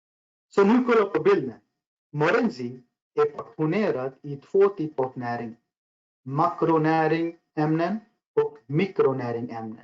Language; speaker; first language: Swedish; non-native, fluent; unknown